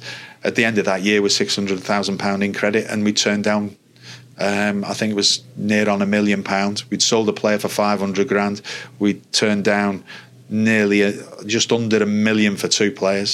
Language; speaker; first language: English; native; English